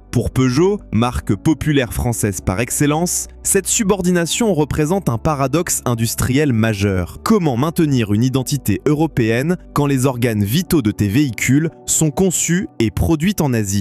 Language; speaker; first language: French; native; French